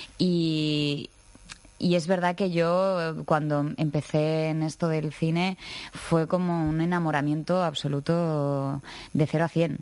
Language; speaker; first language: Spanish; native; Spanish